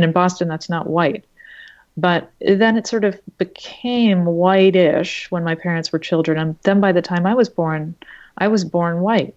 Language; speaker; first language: English; native; English